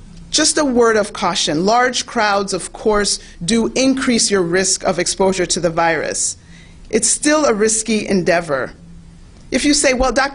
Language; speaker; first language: English; native; English